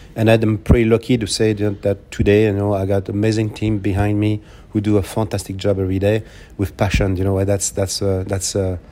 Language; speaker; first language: English; non-native, fluent; French